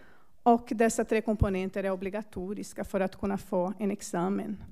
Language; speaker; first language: Swedish; non-native, fluent; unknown